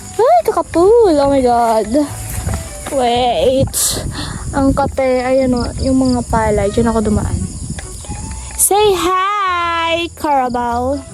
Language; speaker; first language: Filipino; non-native, local second language; Hiligaynon